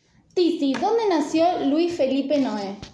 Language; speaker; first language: Spanish; native; Spanish